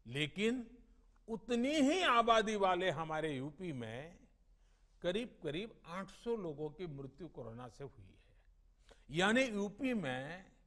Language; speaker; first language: Hindi; non-native, local second language; Gujarati